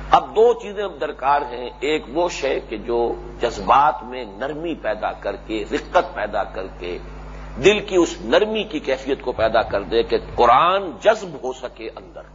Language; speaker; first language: Urdu; native; Urdu